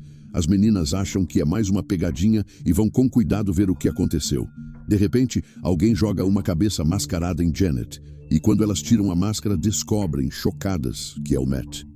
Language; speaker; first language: Portuguese; native; Portuguese